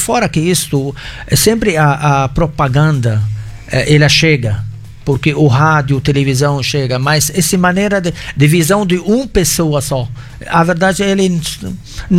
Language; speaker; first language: Portuguese; non-native, fluent; Arabic